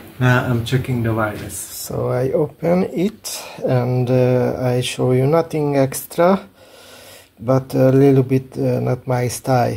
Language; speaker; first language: English; non-native, learner; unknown